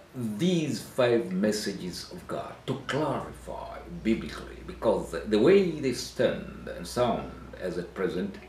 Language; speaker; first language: English; non-native, local second language; Swahili